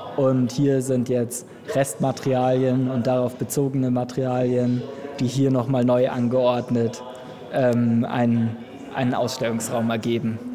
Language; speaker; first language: German; native; German